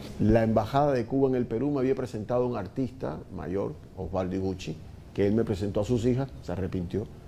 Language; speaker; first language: Spanish; native; Spanish